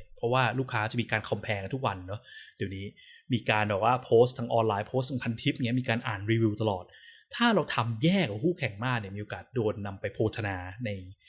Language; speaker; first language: Thai; native; Thai